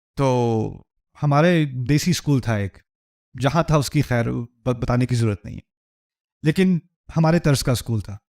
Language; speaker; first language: Urdu; early bilingual, heritage; Urdu